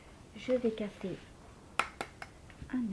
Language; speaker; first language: French; native; French